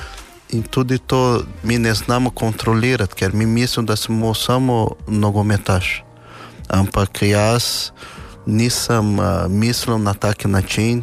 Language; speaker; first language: Slovenian; non-native, learner; Portuguese